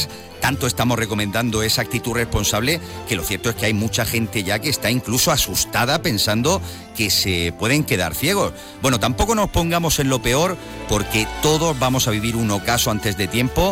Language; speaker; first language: Spanish; native; Spanish